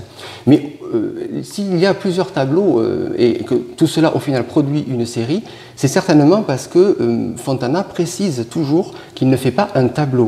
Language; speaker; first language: French; native; French